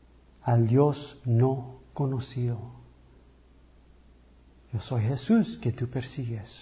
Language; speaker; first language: Spanish; early bilingual, heritage; English